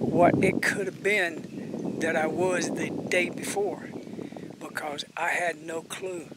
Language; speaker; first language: English; native; English